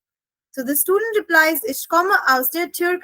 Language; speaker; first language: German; non-native, fluent; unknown